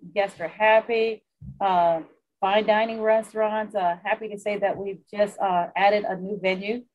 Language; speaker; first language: English; native; English